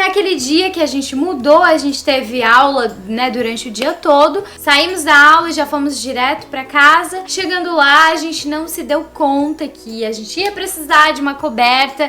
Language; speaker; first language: Portuguese; native; Portuguese